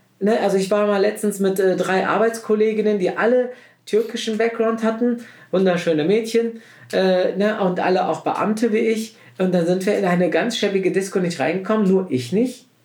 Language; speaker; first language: German; early bilingual, other home language; Turkish